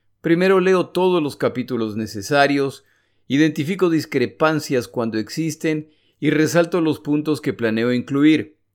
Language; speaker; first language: Spanish; native; Spanish